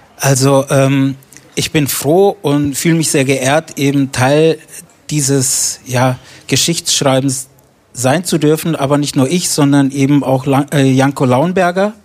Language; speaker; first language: German; early bilingual, other home language; Romany